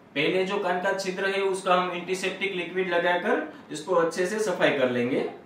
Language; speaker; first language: Hindi; non-native, local second language; Gujarati